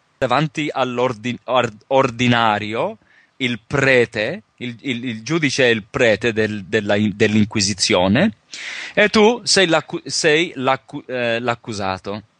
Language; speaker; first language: Italian; early bilingual, heritage; Italian